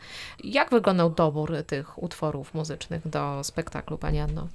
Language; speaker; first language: Polish; native; Polish